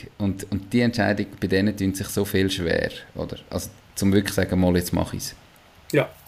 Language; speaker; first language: German; native; German